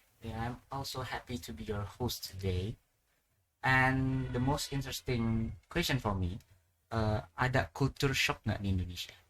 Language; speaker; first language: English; non-native, fluent; Indonesian